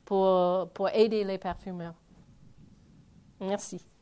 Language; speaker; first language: French; non-native, fluent; English